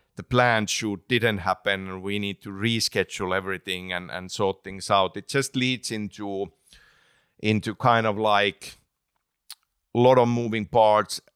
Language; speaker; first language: English; non-native, fluent; Finnish